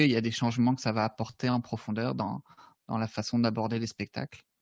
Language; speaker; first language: French; native; French